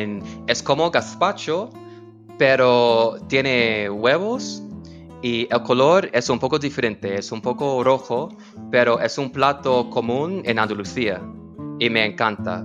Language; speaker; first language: Spanish; non-native, learner; English